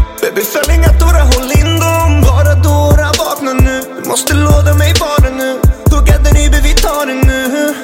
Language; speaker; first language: Swedish; native; Swedish